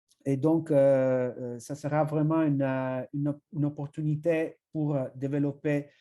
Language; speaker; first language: French; non-native, fluent; Italian